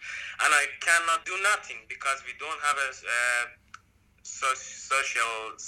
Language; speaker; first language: English; non-native, learner; Persian